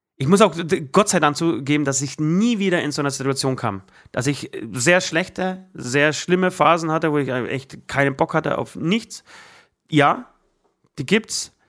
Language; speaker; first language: German; non-native, fluent; Polish